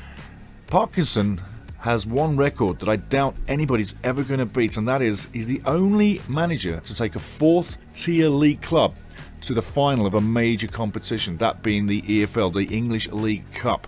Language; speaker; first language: English; native; English